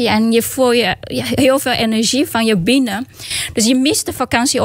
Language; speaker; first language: Dutch; non-native, fluent; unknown